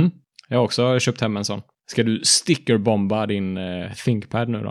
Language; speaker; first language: Swedish; native; Swedish